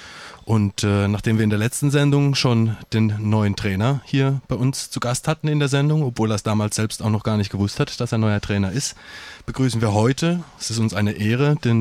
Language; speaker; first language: German; native; German